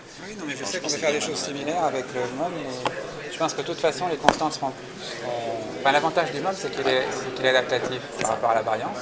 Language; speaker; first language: French; native; French